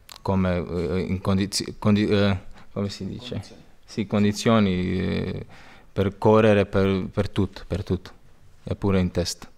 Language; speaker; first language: Italian; non-native, learner; Croatian